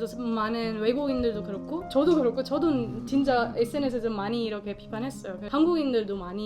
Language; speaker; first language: Korean; non-native, fluent; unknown